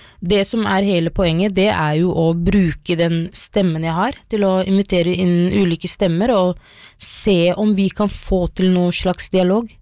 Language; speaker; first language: Norwegian; early bilingual, other home language; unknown